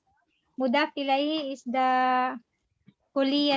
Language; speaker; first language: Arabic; non-native, learner; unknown